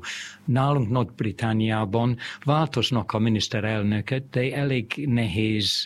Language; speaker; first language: Hungarian; non-native, fluent; English